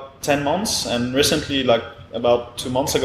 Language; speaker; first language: English; non-native, fluent; French